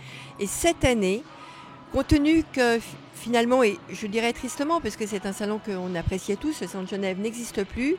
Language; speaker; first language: French; native; French